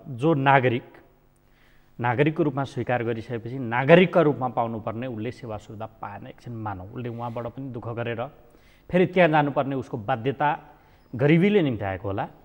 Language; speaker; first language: Nepali; native; Nepali